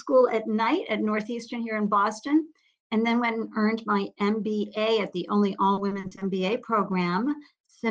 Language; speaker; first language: English; native; English